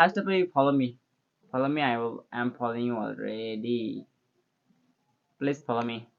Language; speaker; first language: English; non-native, learner; Bangla